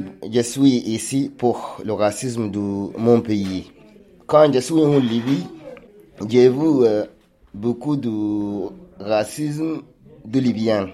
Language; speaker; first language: French; non-native, learner; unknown